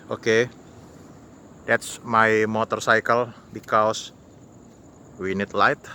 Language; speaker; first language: English; non-native, learner; Indonesian